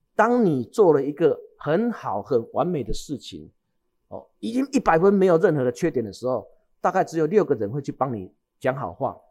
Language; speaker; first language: Chinese; native; Chinese